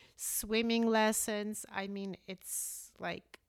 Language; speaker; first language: English; early bilingual, other home language; Polish